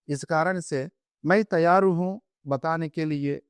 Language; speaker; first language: Hindi; non-native, local second language; Telugu